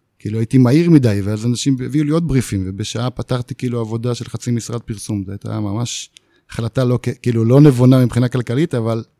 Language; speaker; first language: Hebrew; native; Hebrew